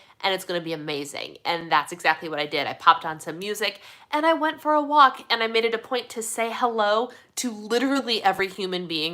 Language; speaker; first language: English; native; English